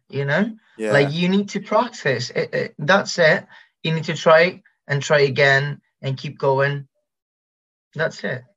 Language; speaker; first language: English; non-native, fluent; Spanish